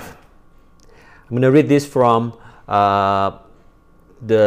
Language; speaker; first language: English; non-native, local second language; Malay